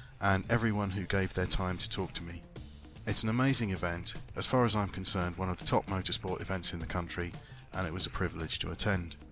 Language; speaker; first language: English; native; English